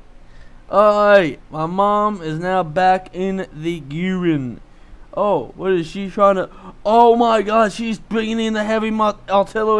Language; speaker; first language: English; native; English